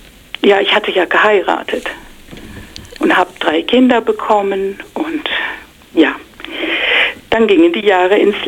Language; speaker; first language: German; non-native, fluent; English